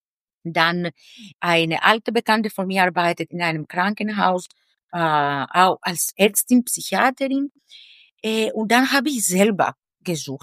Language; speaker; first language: German; non-native, fluent; Greek